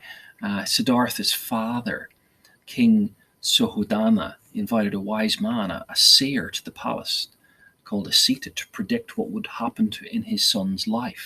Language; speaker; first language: English; native; English